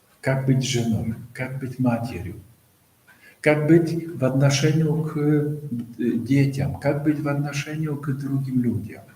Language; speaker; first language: Russian; non-native, fluent; Polish